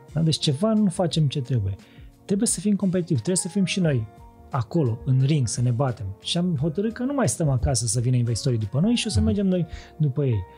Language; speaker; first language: Romanian; native; Romanian